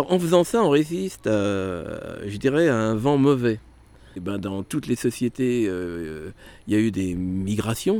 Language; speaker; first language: French; native; French